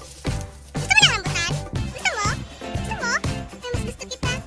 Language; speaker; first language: Filipino; non-native, local second language; Cebuano